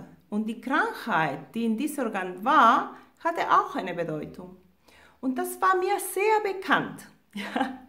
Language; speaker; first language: German; non-native, fluent; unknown